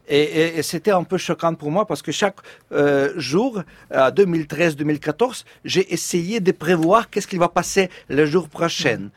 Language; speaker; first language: French; non-native, fluent; Russian